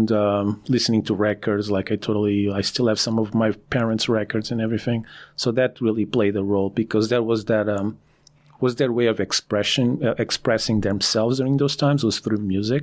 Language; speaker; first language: English; non-native, fluent; Portuguese